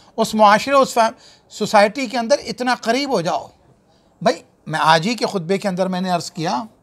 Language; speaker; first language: Urdu; native; Urdu